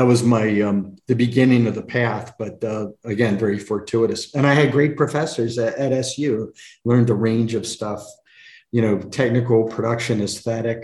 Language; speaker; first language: English; native; English